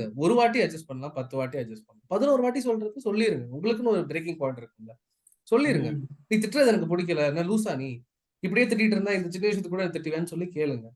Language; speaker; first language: Tamil; native; Tamil